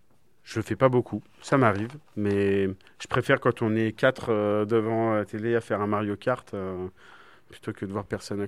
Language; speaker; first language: French; native; French